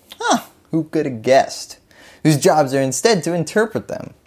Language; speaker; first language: English; native; English